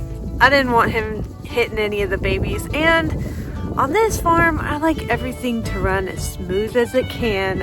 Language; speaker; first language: English; native; English